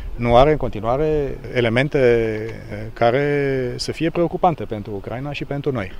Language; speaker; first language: Romanian; native; Romanian